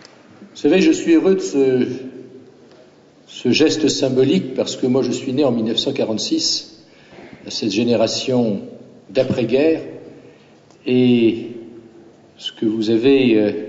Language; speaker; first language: French; native; French